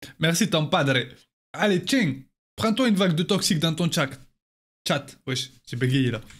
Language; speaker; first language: French; native; French